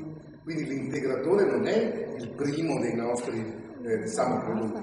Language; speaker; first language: Italian; native; Italian